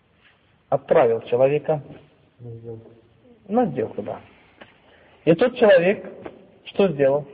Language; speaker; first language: Russian; non-native, fluent; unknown